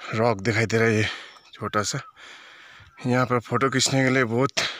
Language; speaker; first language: Hindi; non-native, local second language; Nepali